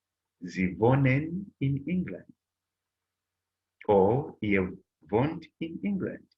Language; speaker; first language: German; non-native, learner; Bemba